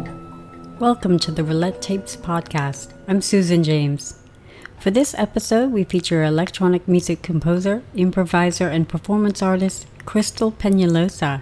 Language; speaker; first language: English; native; English